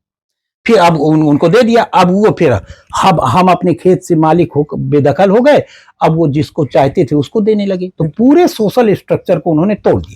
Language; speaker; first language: Hindi; native; Hindi